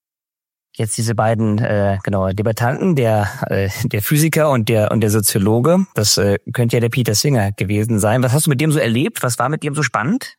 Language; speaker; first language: German; native; German